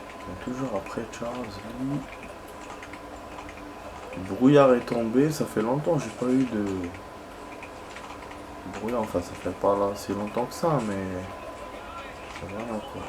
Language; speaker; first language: French; native; French